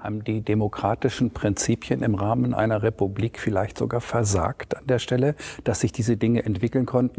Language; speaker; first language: German; native; German